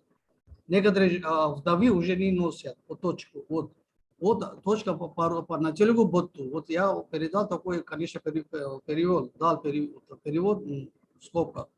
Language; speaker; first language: Russian; native; Russian